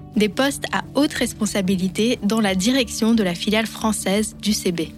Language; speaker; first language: French; native; French